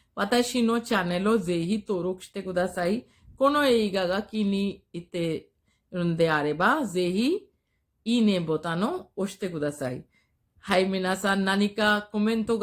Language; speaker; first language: Japanese; non-native, fluent; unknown